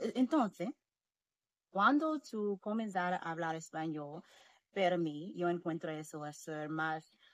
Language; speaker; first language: Spanish; non-native, learner; English